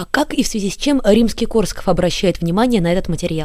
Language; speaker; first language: Russian; native; Russian